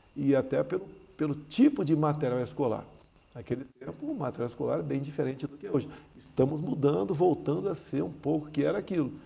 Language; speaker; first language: Portuguese; native; Portuguese